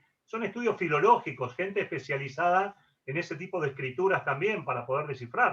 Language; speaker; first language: Spanish; native; Spanish